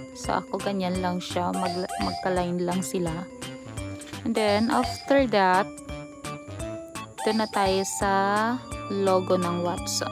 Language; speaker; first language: Filipino; native; Filipino